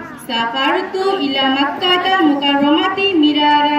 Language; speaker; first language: Arabic; non-native, learner; Bangla